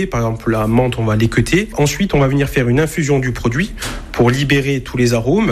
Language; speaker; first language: French; native; French